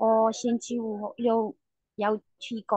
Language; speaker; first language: Chinese; non-native, learner; Burmese